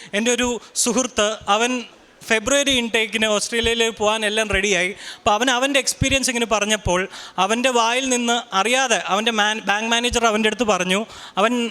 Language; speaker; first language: Malayalam; early bilingual, heritage; Malayalam